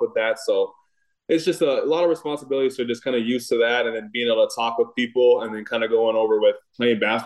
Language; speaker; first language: English; native; English